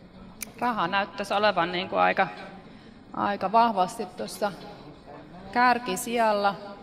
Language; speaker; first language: Finnish; native; Finnish